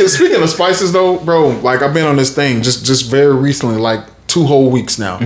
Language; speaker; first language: English; native; English